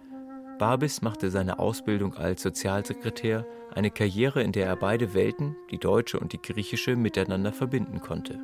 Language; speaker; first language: German; native; German